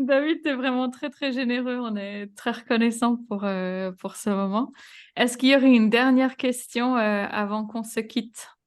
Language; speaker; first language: French; native; French